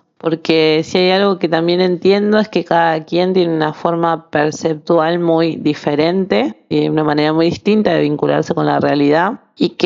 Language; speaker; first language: Spanish; native; Spanish